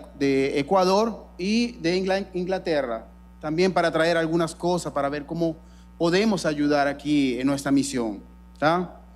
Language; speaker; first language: Portuguese; non-native, learner; Spanish